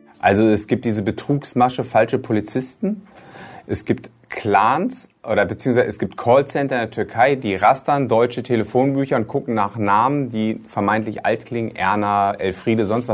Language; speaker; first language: German; native; German